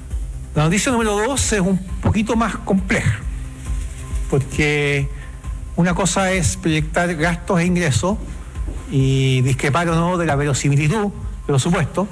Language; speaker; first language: Spanish; native; Spanish